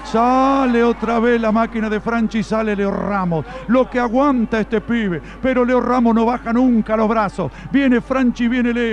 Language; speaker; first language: Spanish; native; Spanish